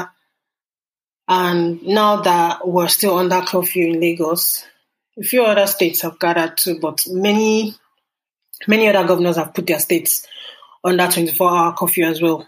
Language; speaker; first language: English; non-native, local second language; Yoruba